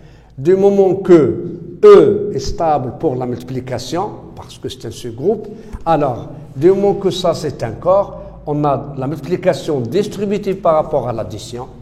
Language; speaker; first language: French; non-native, local second language; Arabic